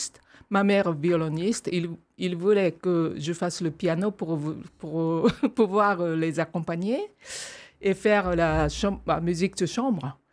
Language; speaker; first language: French; non-native, fluent; Japanese